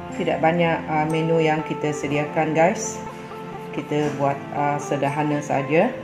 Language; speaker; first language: Malay; non-native, local second language; Iban